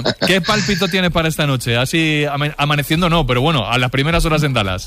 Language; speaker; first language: Spanish; native; Spanish